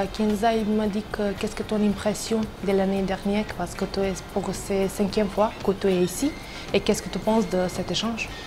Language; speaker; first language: French; non-native, learner; Serbian